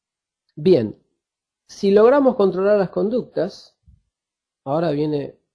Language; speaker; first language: Spanish; native; Spanish